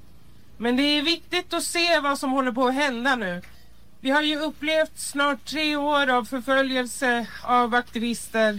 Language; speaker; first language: Swedish; early bilingual, other home language; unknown